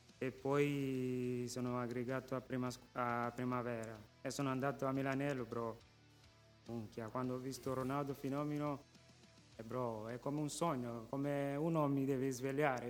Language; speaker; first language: Italian; non-native, local second language; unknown